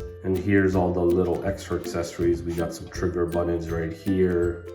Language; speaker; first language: English; native; English